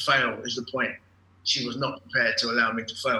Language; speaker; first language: English; native; English